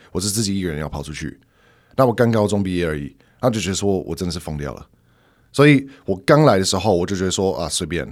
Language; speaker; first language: Chinese; non-native, fluent; English